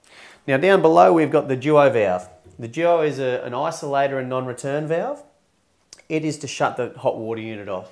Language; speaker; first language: English; native; English